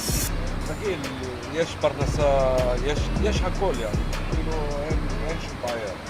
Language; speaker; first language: Hebrew; non-native, local second language; Arabic